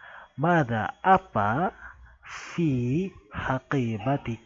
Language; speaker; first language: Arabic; non-native, fluent; Indonesian